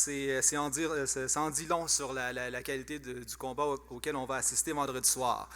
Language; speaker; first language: French; native; French